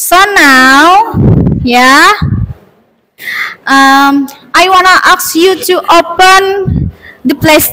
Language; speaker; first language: English; non-native, learner; Indonesian